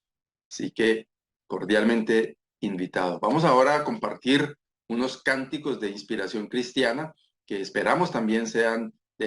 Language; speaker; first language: Spanish; native; Spanish